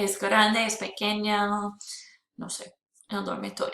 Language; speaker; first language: Spanish; non-native, fluent; English